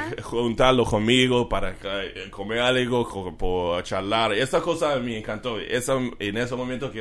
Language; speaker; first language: Spanish; non-native, learner; English